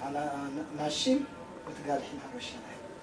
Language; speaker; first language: Hebrew; non-native, learner; Amharic